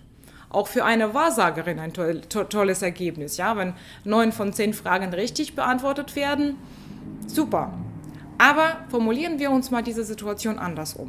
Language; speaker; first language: German; non-native, fluent; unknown